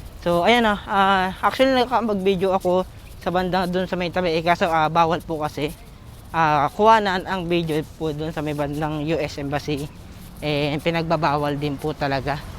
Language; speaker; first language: Filipino; native; Filipino